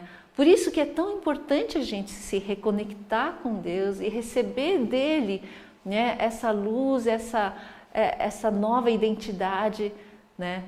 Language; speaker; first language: Portuguese; native; Portuguese